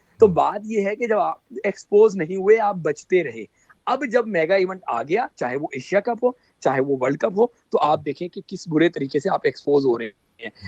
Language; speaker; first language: Urdu; non-native, local second language; Punjabi